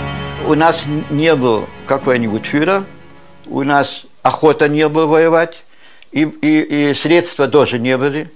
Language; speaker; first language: Russian; non-native, learner; German